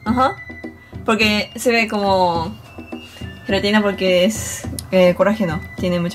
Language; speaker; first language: Spanish; non-native, fluent; Japanese